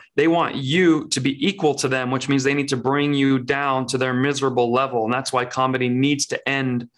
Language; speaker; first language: English; early bilingual, other home language; Persian